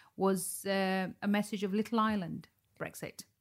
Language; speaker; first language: English; native; English